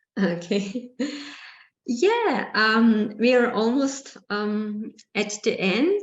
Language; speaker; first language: English; non-native, learner; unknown